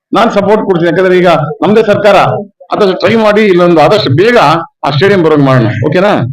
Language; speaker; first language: Kannada; native; Kannada